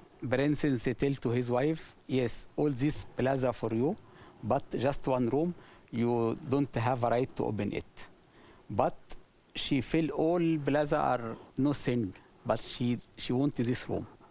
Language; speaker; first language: English; non-native, learner; Arabic